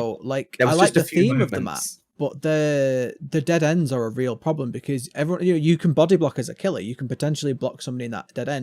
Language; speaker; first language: English; native; English